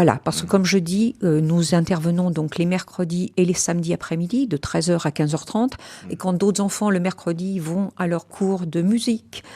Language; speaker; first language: French; native; French